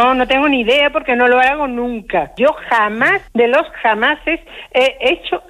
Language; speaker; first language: Spanish; native; Spanish